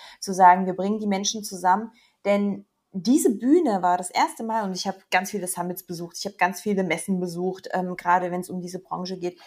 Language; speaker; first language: German; native; German